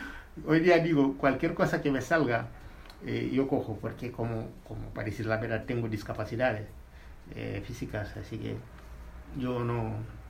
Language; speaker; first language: Spanish; non-native, fluent; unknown